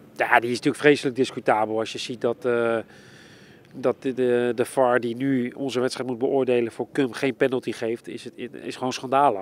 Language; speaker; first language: Dutch; native; Dutch